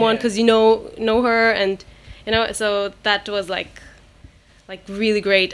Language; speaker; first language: English; non-native, fluent; German